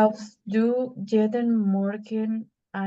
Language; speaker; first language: German; non-native, learner; Spanish